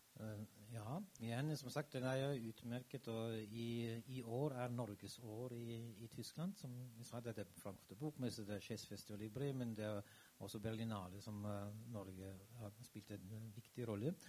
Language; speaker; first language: Norwegian; non-native, fluent; German